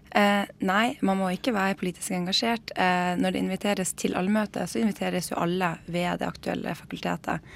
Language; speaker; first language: Norwegian; native; Norwegian